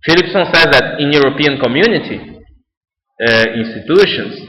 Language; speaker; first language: English; non-native, fluent; Portuguese